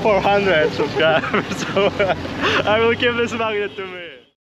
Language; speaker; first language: English; non-native, fluent; Russian